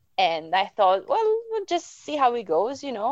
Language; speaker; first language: English; non-native, fluent; Italian